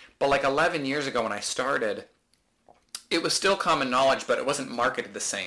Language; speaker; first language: English; native; English